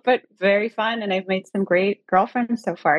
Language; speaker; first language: English; native; English